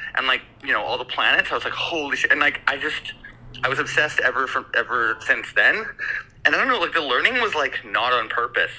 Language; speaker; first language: English; native; English